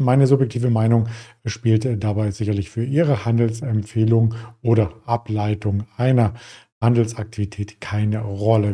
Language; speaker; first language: German; native; German